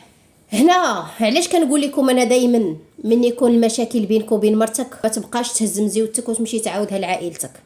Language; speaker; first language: Arabic; native; Arabic